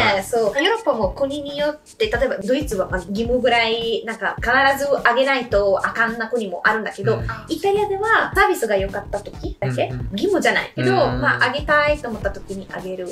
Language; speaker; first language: Japanese; non-native, fluent; Italian